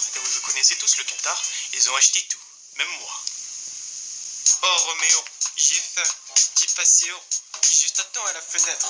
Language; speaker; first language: French; native; French